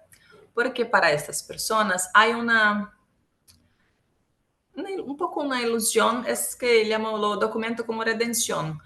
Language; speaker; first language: Spanish; non-native, local second language; Portuguese